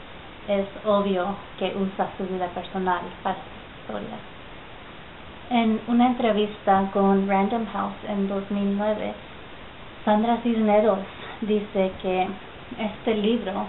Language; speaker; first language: Spanish; early bilingual, heritage; Spanish